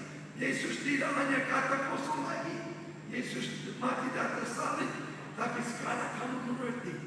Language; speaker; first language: Indonesian; non-native, fluent; English